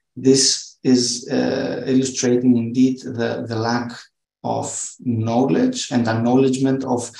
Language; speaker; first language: English; non-native, fluent; Greek